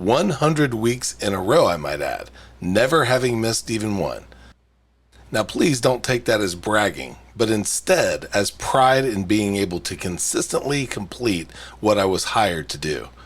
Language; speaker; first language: English; native; English